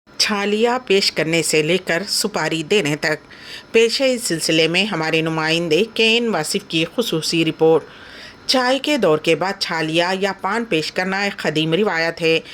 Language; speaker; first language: Urdu; native; Urdu